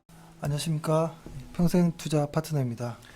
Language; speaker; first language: Korean; native; Korean